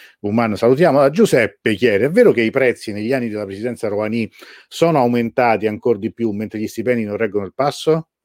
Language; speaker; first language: Italian; early bilingual, other home language; Persian